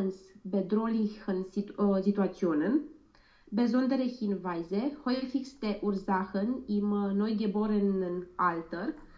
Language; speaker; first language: German; non-native, learner; Romanian